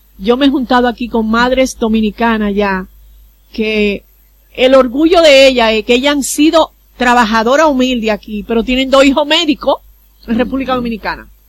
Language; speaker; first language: Spanish; native; Spanish